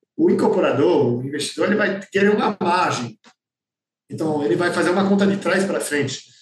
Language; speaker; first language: Portuguese; non-native, fluent; French